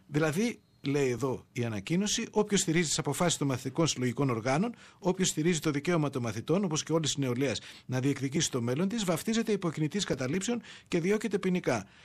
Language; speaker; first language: Greek; native; Greek